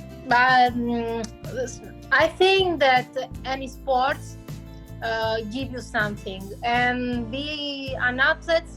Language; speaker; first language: English; non-native, fluent; Italian